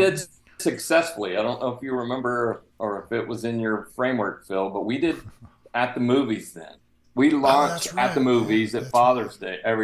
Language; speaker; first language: English; native; English